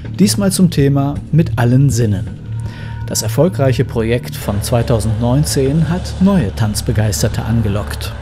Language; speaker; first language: German; native; German